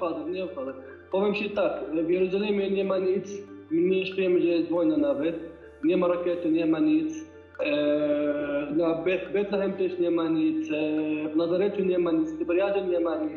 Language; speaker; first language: Polish; non-native, fluent; Arabic